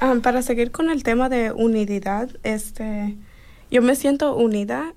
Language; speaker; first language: Spanish; early bilingual, heritage; Spanish